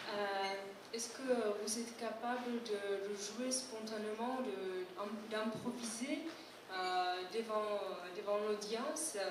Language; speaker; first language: French; non-native, fluent; Czech